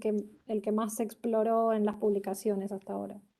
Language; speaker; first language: Spanish; native; Spanish